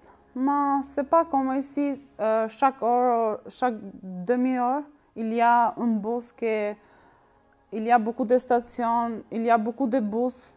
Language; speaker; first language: French; non-native, learner; Albanian